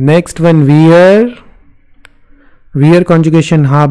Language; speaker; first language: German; non-native, fluent; Hindi